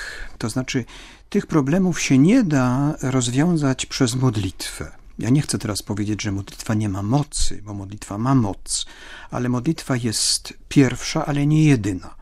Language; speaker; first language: Polish; native; Polish